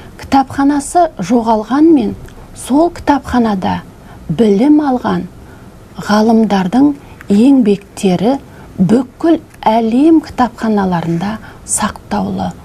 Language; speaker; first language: Kazakh; native; Kazakh